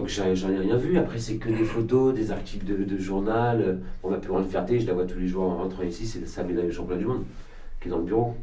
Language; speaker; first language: French; native; French